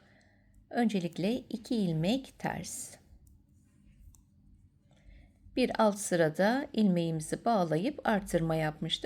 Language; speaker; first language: Turkish; native; Turkish